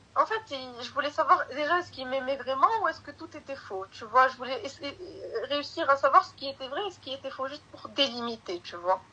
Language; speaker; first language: French; early bilingual, other home language; Arabic